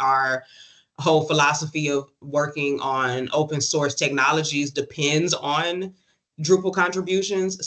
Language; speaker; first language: English; native; English